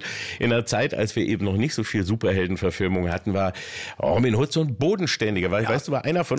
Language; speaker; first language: German; native; German